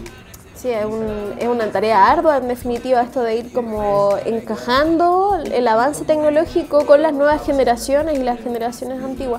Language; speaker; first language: Spanish; native; Spanish